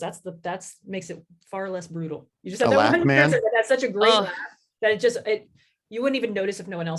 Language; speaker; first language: English; native; English